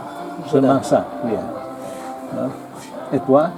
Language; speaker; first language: French; non-native, learner; Italian